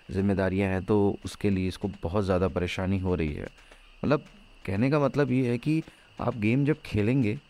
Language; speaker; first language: Hindi; native; Hindi